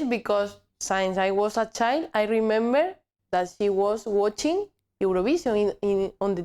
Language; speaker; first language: English; non-native, learner; Spanish